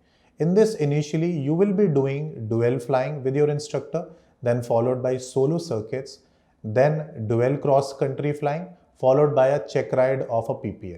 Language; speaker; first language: English; non-native, local second language; Hindi